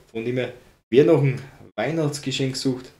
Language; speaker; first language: German; native; German